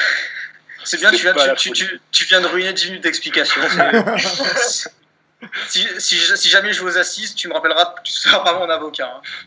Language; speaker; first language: French; native; French